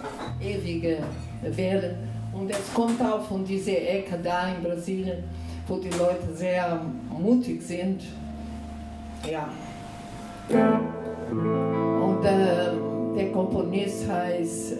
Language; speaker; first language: German; non-native, fluent; Portuguese